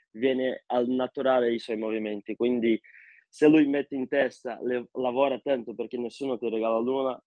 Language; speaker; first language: Italian; non-native, fluent; Portuguese